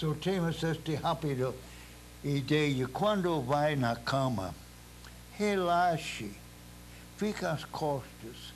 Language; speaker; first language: Portuguese; non-native, fluent; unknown